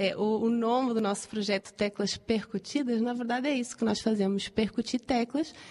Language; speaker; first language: Portuguese; native; Portuguese